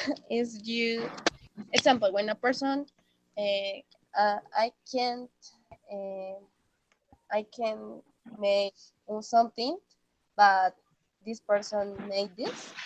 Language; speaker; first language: English; non-native, learner; Spanish